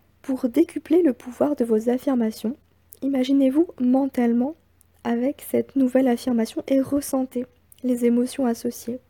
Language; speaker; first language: French; native; French